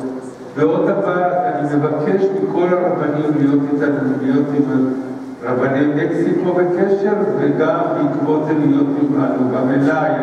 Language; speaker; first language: Hebrew; early bilingual, other home language; Spanish